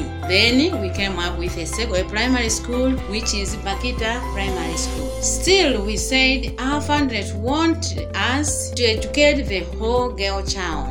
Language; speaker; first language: English; non-native, local second language; Nyanja